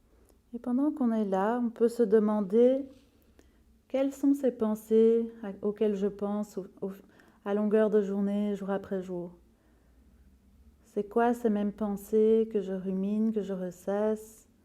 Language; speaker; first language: French; native; French